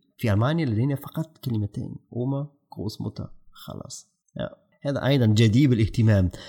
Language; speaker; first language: Arabic; non-native, fluent; German